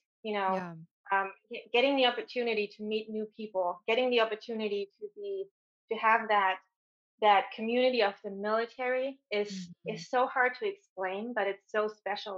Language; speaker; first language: English; non-native, fluent; German